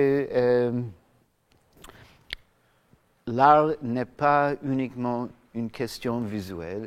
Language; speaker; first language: French; non-native, fluent; English